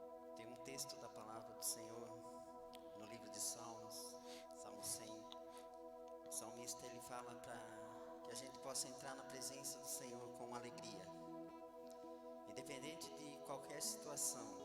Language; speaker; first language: Portuguese; native; Portuguese